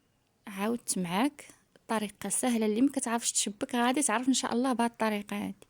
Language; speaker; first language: Arabic; native; Arabic